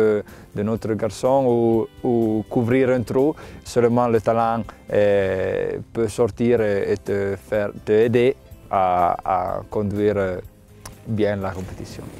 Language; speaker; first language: French; non-native, local second language; Italian